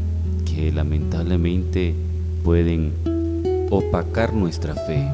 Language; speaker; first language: Spanish; native; Spanish